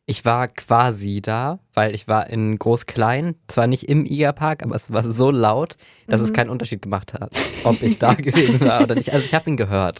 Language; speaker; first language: German; non-native, fluent; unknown